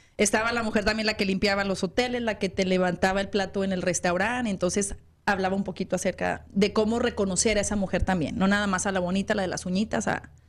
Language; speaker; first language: Spanish; native; Spanish